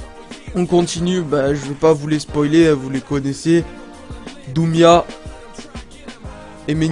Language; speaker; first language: French; native; French